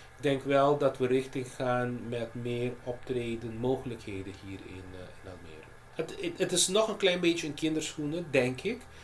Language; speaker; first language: Dutch; non-native, local second language; Papiamento